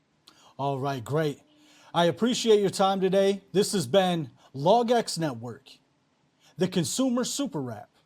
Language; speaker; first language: English; native; English